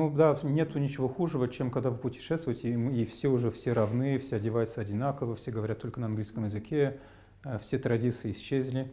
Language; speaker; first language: Russian; non-native, fluent; English